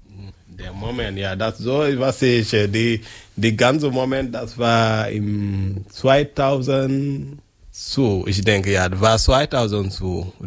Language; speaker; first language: German; non-native, learner; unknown